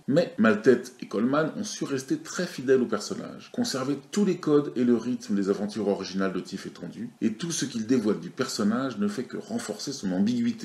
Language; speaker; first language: French; native; French